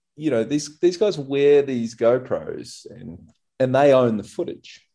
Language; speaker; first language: English; native; English